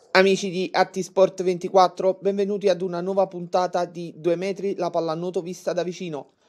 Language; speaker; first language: Italian; native; Italian